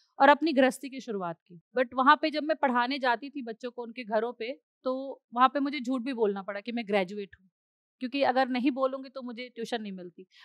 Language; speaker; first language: Hindi; native; Hindi